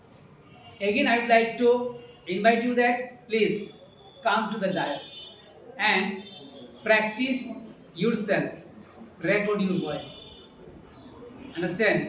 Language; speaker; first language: English; non-native, learner; Bangla